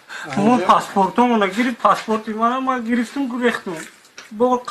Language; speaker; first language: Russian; non-native, learner; Tajik